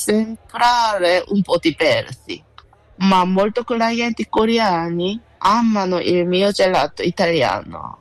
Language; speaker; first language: Italian; non-native, learner; Korean